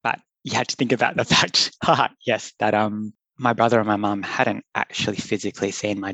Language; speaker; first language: English; native; English